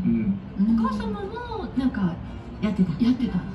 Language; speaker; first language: Japanese; native; Japanese